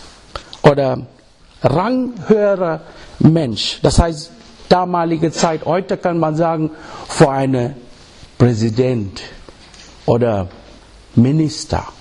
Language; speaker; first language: German; non-native, learner; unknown